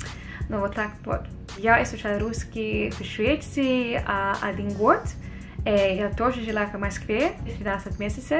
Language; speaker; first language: Russian; non-native, fluent; Swedish